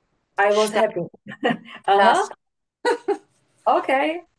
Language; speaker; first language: English; non-native, fluent; Slovak